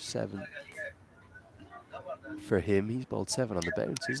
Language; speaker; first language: English; native; English